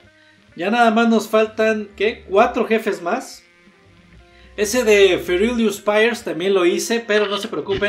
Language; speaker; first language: Spanish; native; Spanish